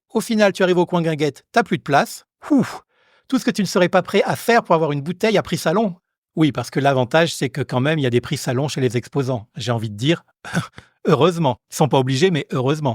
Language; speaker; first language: French; native; French